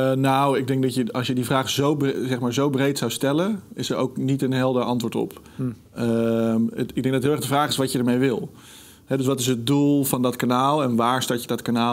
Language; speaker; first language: Dutch; native; Dutch